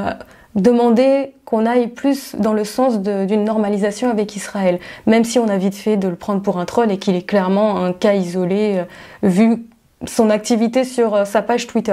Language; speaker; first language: French; native; French